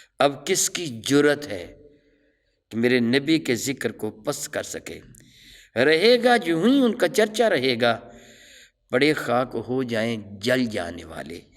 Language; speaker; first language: Urdu; non-native, local second language; Punjabi